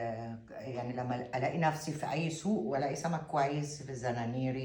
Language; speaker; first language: Arabic; native; Arabic